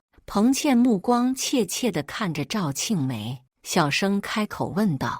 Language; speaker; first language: Chinese; native; Chinese